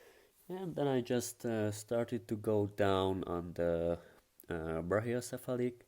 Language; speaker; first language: English; non-native, fluent; Hungarian